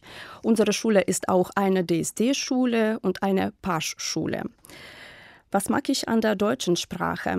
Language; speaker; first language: German; non-native, fluent; Ukrainian